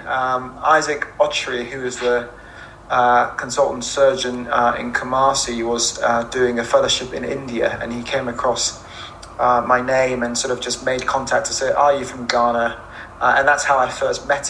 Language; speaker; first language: English; non-native, local second language; Akan